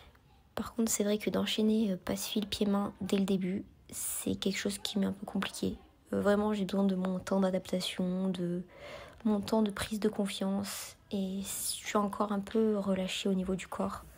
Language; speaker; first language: French; native; French